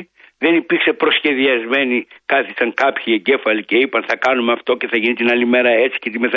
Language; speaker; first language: Greek; native; Greek